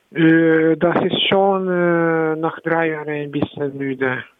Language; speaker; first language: German; non-native, learner; Hungarian